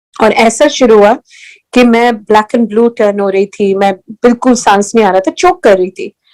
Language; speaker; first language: Hindi; early bilingual, heritage; Hindi